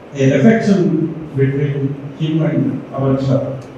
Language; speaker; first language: English; non-native, local second language; Telugu